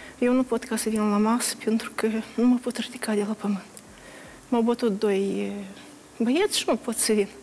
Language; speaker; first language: Romanian; native; Romanian